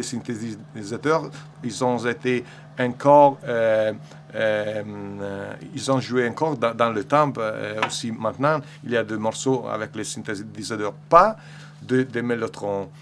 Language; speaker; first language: French; non-native, learner; Italian